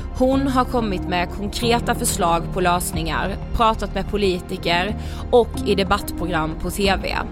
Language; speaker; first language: Swedish; native; Swedish